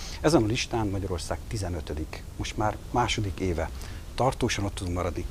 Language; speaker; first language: Hungarian; native; Hungarian